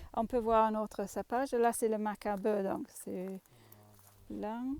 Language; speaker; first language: French; non-native, fluent; English